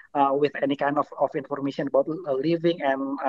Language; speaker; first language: English; non-native, fluent; Indonesian